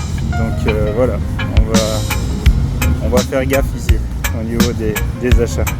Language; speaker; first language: French; native; French